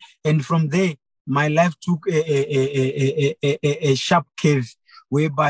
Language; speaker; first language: English; non-native, local second language; Shona